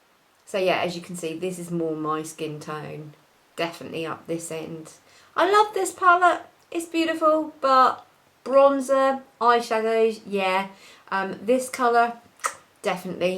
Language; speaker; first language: English; native; English